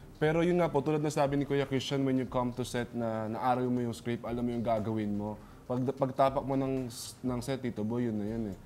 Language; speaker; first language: Filipino; non-native, local second language; Min Nan Chinese